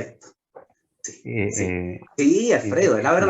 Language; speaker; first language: Spanish; native; Spanish